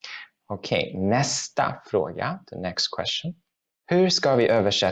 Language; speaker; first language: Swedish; non-native, fluent; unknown